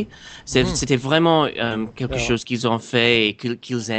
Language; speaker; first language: French; non-native, fluent; English